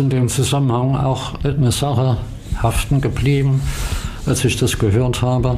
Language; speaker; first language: German; native; German